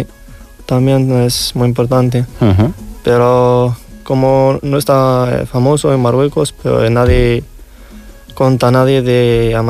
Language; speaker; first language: Spanish; non-native, learner; Riffian